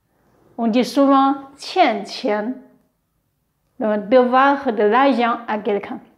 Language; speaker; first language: French; non-native, fluent; Chinese